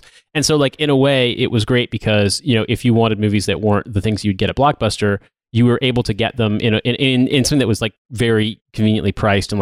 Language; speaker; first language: English; native; English